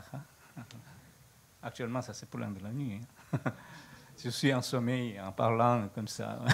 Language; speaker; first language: French; non-native, learner; Korean